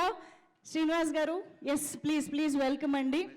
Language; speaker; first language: Telugu; native; Telugu